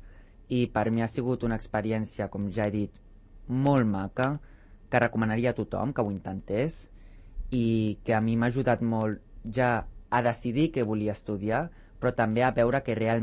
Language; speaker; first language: Catalan; native; Catalan